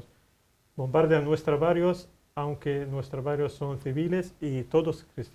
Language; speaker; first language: Spanish; non-native, fluent; Arabic